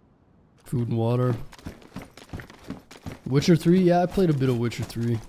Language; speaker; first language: English; native; English